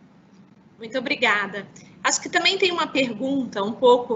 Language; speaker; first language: Portuguese; native; Portuguese